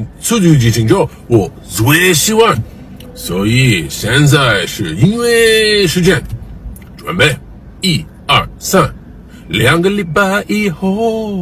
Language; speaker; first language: Chinese; non-native, learner; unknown